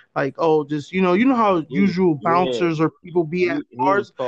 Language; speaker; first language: English; native; English